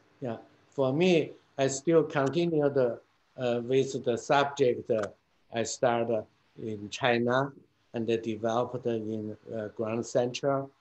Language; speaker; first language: English; non-native, fluent; Chinese